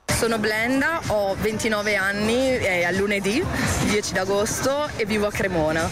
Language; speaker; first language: Italian; non-native, fluent; Portuguese